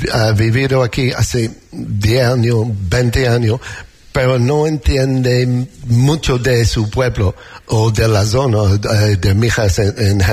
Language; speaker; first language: Spanish; non-native, learner; English